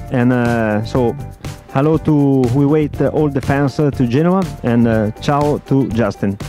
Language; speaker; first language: English; non-native, learner; Italian